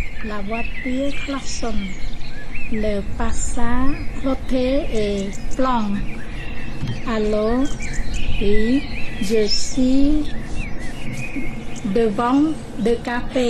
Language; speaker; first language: French; non-native, learner; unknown